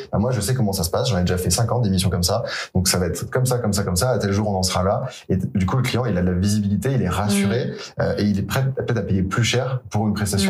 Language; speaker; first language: French; native; French